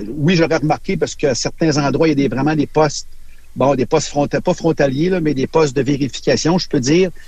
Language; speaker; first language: French; native; French